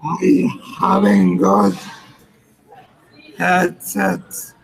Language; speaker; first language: English; non-native, learner; Spanish